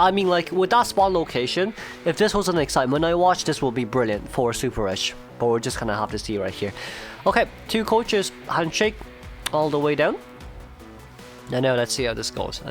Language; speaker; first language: English; non-native, fluent; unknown